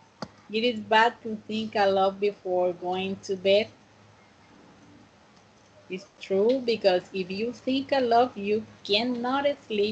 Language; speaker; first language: English; non-native, fluent; Spanish